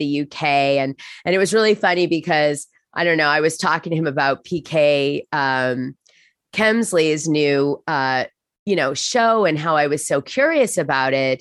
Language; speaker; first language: English; native; English